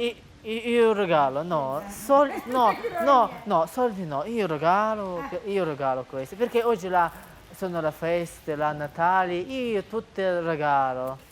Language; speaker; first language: Italian; non-native, learner; Russian